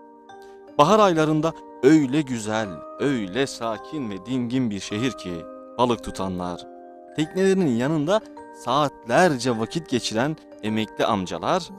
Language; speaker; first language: Turkish; native; Turkish